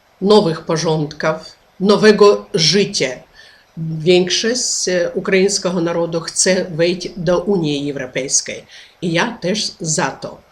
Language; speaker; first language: Polish; non-native, learner; Ukrainian